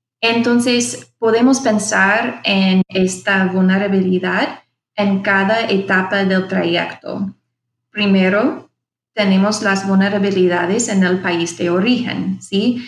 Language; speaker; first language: Spanish; non-native, fluent; English